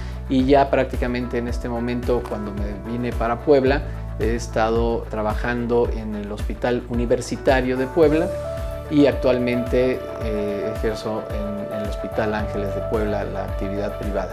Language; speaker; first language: Spanish; native; Spanish